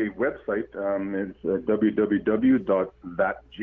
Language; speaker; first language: English; native; English